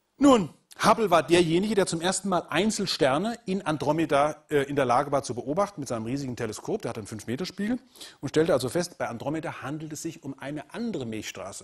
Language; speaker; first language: German; native; German